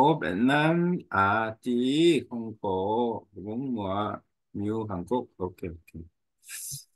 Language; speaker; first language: Vietnamese; non-native, learner; Korean